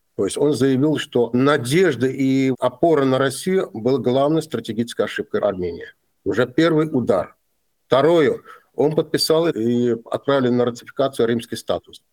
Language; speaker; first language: Russian; non-native, local second language; Azerbaijani